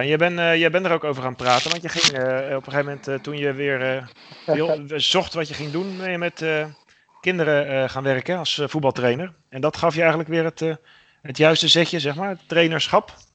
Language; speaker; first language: Dutch; native; Dutch